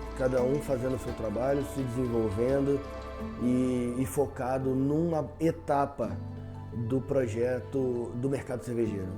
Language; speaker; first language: Portuguese; native; Portuguese